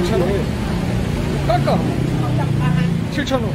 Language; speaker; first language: Korean; native; Korean